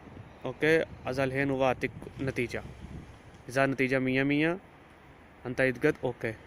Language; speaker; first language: Arabic; non-native, learner; Urdu